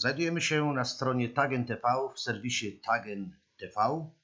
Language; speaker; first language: Polish; native; Polish